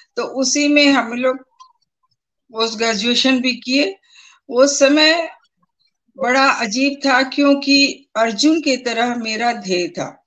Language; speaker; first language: Hindi; native; Hindi